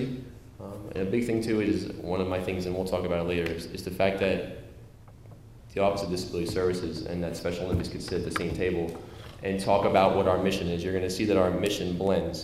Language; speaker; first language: English; native; English